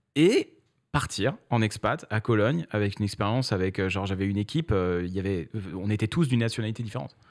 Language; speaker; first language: French; native; French